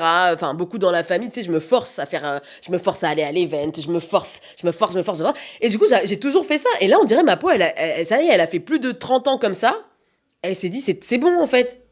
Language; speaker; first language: French; native; French